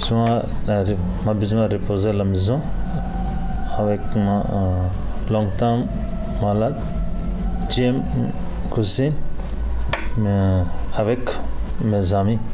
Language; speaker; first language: French; non-native, learner; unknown